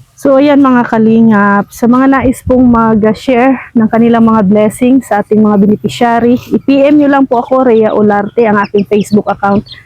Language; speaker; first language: Filipino; non-native, local second language; Cebuano